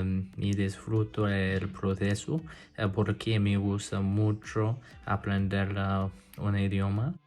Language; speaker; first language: Spanish; non-native, learner; English